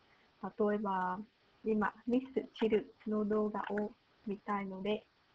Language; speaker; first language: Japanese; non-native, learner; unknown